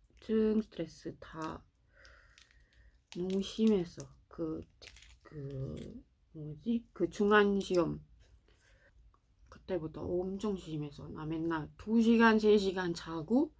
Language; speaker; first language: Korean; non-native, learner; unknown